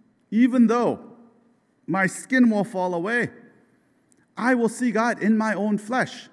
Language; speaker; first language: English; non-native, fluent; Korean